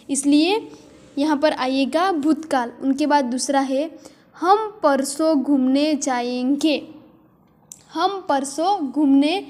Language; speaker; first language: Hindi; non-native, local second language; Gujarati